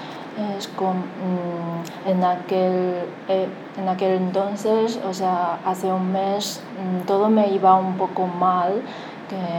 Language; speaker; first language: Spanish; non-native, fluent; Chinese